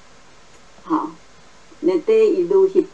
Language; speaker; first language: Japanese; non-native, learner; Chinese